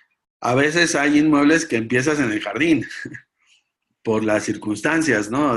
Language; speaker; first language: Spanish; native; Spanish